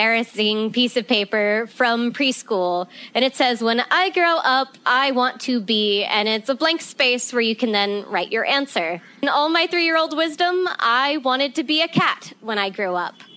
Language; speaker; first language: English; native; English